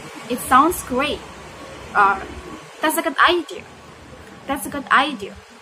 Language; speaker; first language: English; non-native, fluent; Indonesian